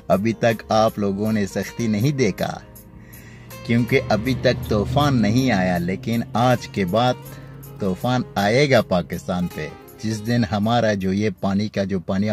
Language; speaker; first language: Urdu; non-native, fluent; Pashto